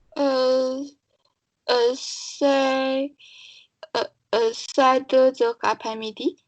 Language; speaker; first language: French; non-native, learner; Chinese